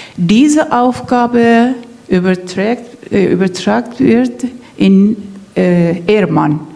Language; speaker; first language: German; non-native, fluent; Persian